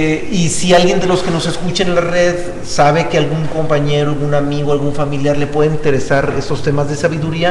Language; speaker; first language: Spanish; native; Spanish